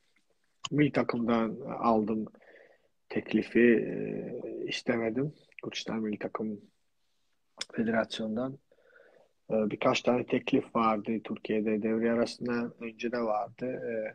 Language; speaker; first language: Turkish; non-native, fluent; Georgian